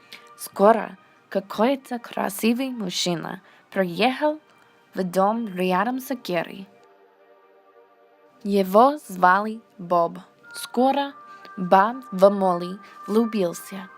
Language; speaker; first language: Russian; non-native, learner; English